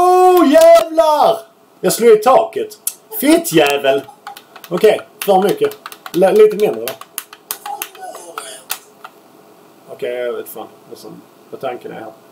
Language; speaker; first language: Swedish; native; Swedish